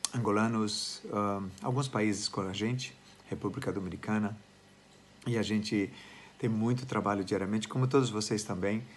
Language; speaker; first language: Portuguese; native; Portuguese